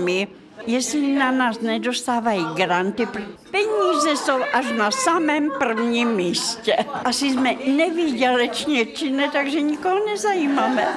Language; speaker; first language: Czech; non-native, fluent; Russian